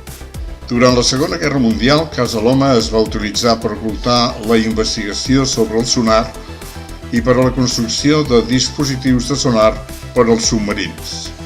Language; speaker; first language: Catalan; native; Catalan